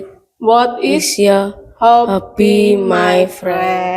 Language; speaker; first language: English; non-native, learner; Indonesian